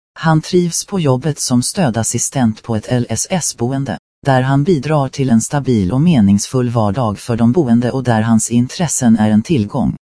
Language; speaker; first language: Swedish; native; Swedish